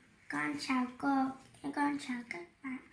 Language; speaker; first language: Vietnamese; early bilingual, heritage; Vietnamese